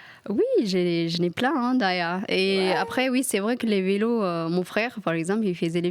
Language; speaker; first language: French; non-native, fluent; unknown